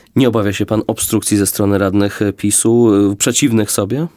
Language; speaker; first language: Polish; native; Polish